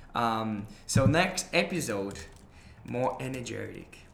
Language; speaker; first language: English; non-native, fluent; Portuguese